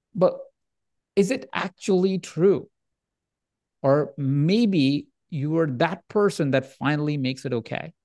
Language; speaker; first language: English; non-native, local second language; Hindi